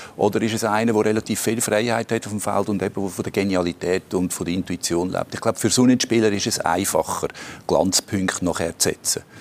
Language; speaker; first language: German; native; German